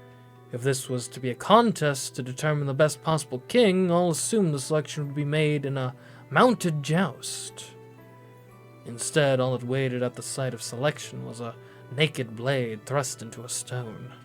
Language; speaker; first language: English; native; English